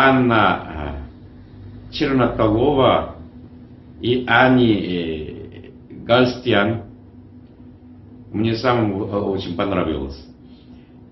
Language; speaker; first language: Russian; non-native, learner; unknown